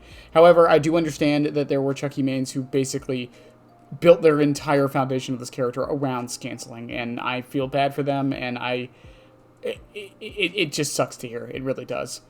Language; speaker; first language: English; native; English